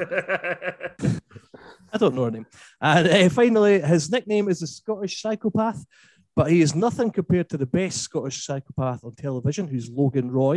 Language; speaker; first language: English; native; English